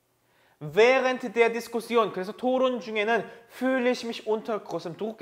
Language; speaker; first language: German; non-native, fluent; Korean